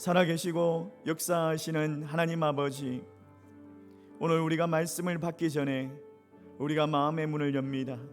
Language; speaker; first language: Korean; native; Korean